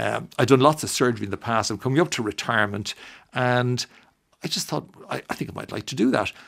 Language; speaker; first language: English; native; English